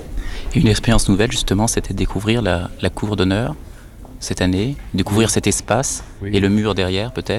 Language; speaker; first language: French; native; French